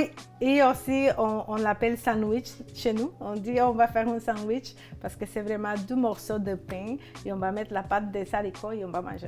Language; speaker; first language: French; non-native, fluent; Spanish